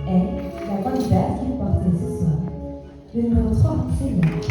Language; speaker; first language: French; native; French